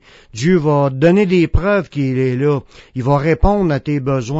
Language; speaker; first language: French; native; French